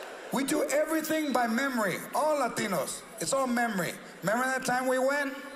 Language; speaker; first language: English; early bilingual, other home language; Spanish